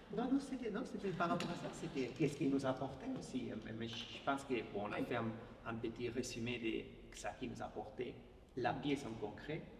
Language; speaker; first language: French; non-native, fluent; Spanish